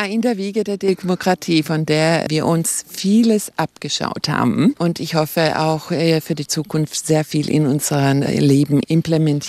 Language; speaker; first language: German; native; German